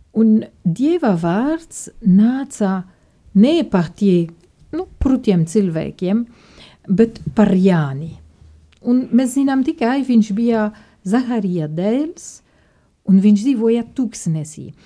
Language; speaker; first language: Latvian; non-native, learner; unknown